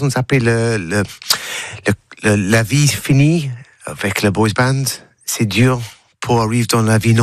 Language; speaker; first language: French; non-native, learner; English